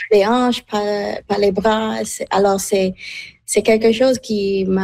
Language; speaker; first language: French; non-native, local second language; English